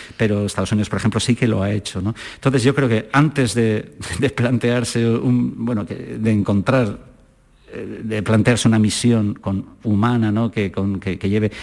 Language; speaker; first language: Spanish; native; Spanish